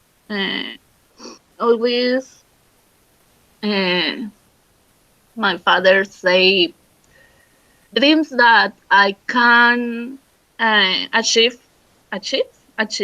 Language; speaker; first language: English; non-native, learner; Spanish